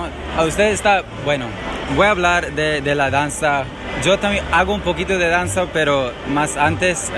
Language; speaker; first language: Spanish; non-native, learner; English